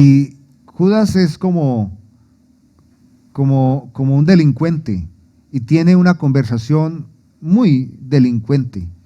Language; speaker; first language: Spanish; native; Spanish